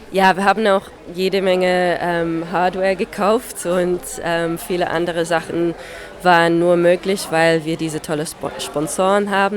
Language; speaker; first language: German; non-native, fluent; English